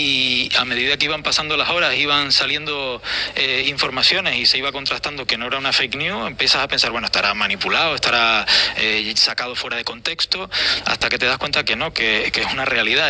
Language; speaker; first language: Spanish; native; Spanish